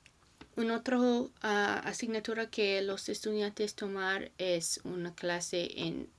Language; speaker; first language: Spanish; non-native, learner; English